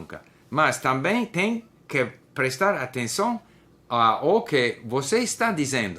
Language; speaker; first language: Portuguese; non-native, learner; English